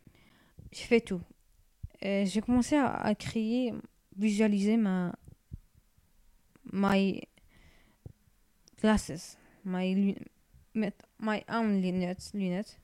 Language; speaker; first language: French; non-native, learner; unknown